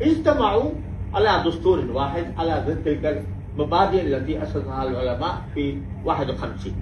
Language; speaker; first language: Arabic; non-native, fluent; Urdu